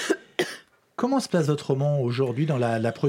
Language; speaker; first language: French; native; French